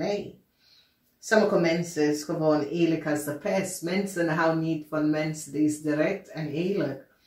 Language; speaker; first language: Dutch; non-native, fluent; English